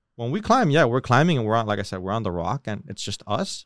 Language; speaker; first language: English; native; English